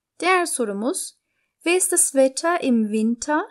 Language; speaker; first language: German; non-native, fluent; Turkish